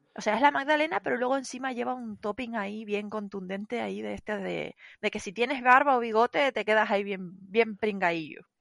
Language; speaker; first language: Spanish; native; Spanish